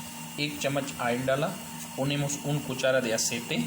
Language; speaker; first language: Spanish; non-native, learner; Urdu